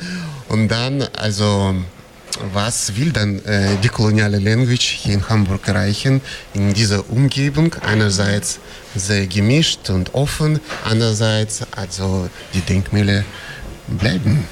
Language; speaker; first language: German; non-native, fluent; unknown